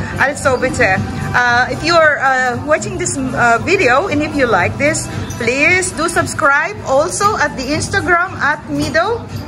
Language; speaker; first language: English; non-native, local second language; Filipino